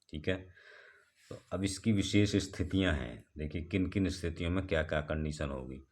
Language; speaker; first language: Hindi; native; Hindi